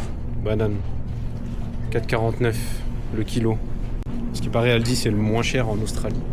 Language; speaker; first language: French; native; French